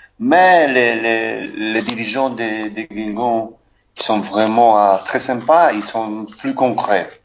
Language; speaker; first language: French; non-native, learner; Polish